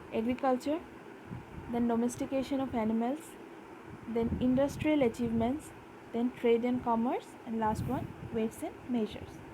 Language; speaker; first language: Hindi; non-native, local second language; Bangla